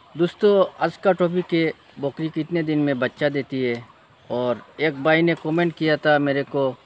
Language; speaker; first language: Hindi; non-native, local second language; Bangla